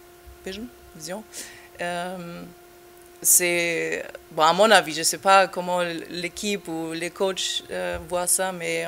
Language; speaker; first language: French; non-native, fluent; German